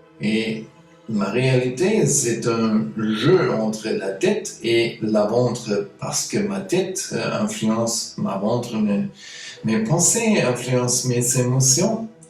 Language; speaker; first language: French; non-native, fluent; German